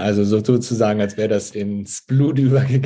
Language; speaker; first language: German; native; German